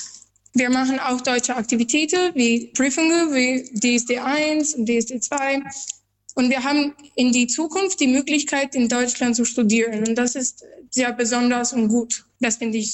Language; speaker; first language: German; non-native, fluent; Albanian